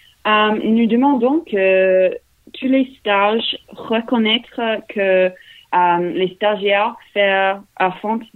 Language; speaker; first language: French; non-native, learner; English